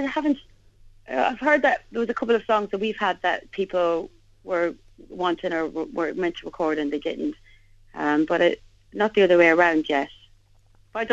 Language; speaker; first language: English; native; English